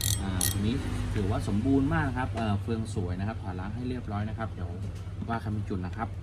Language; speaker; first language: Thai; native; Thai